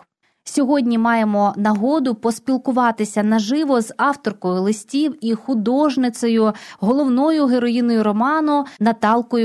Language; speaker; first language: Ukrainian; native; Ukrainian